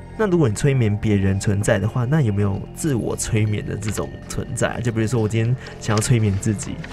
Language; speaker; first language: Chinese; native; Chinese